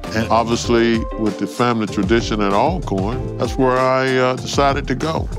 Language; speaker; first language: English; native; English